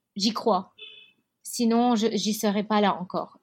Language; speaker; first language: French; non-native, local second language; Arabic